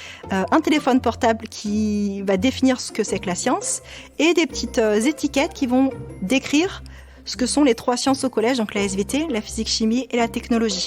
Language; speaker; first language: French; native; French